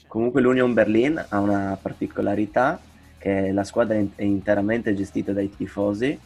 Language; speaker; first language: Italian; native; Italian